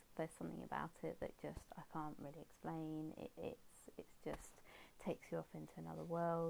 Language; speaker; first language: English; native; English